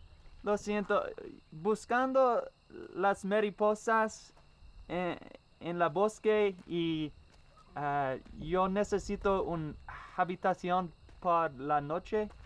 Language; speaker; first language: Spanish; non-native, learner; English